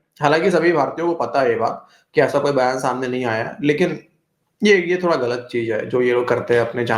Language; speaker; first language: Hindi; native; Hindi